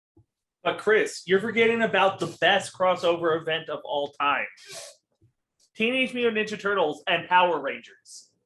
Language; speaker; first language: English; native; English